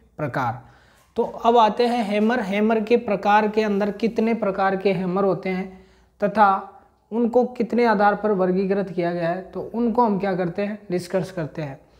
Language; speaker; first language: Hindi; native; Hindi